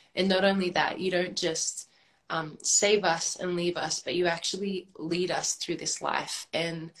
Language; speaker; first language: English; native; English